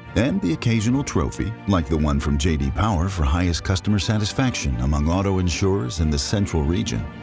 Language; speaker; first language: English; native; English